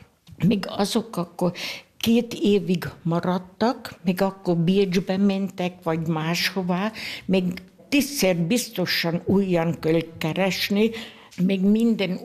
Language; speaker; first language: Hungarian; non-native, local second language; German